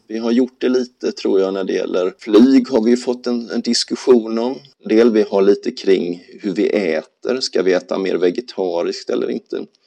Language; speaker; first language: Swedish; native; Swedish